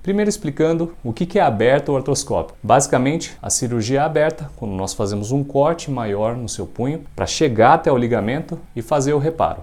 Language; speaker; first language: Portuguese; native; Portuguese